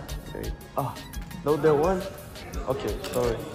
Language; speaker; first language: English; non-native, learner; Portuguese